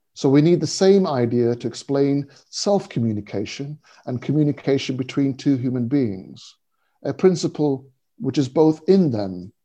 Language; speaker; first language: English; native; English